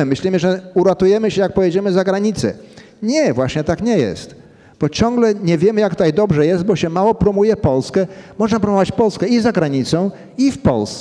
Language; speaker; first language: Polish; early bilingual, heritage; Polish